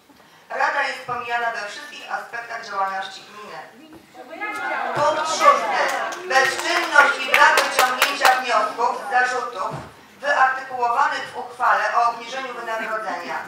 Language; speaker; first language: Polish; native; Polish